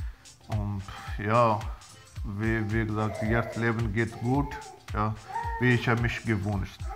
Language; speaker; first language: German; non-native, learner; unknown